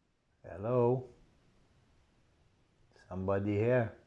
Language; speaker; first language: English; non-native, learner; French